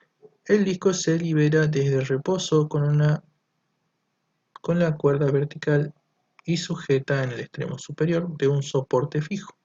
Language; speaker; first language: Spanish; native; Spanish